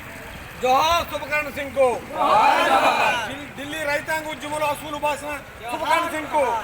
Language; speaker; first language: Telugu; native; Telugu